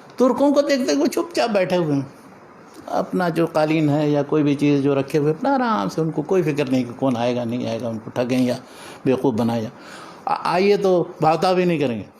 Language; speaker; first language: Urdu; native; Urdu